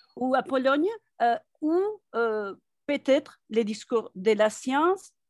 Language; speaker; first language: French; non-native, fluent; Spanish